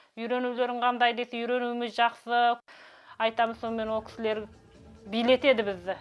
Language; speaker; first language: Kazakh; native; Kazakh